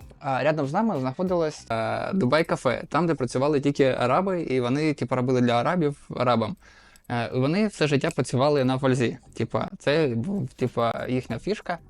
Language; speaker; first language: Ukrainian; non-native, local second language; Russian